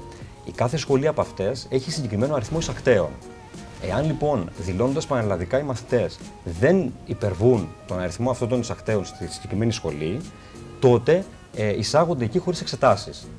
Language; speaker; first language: Greek; native; Greek